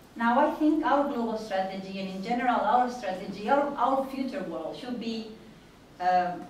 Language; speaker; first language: English; non-native, fluent; Spanish